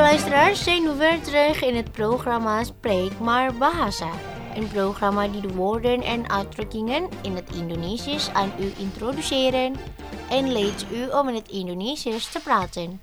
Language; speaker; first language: Dutch; non-native, learner; Indonesian